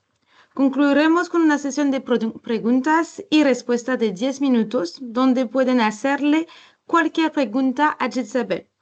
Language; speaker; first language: Spanish; non-native, learner; French